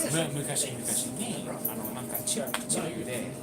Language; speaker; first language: Japanese; non-native, learner; English